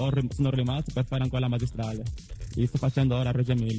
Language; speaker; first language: Italian; non-native, fluent; Portuguese